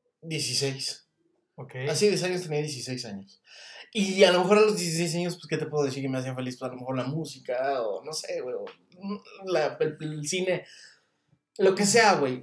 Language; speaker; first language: Spanish; native; Spanish